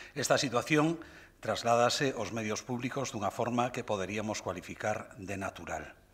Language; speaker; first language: Galician; native; Galician